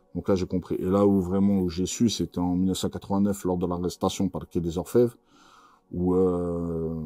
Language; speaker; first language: French; native; French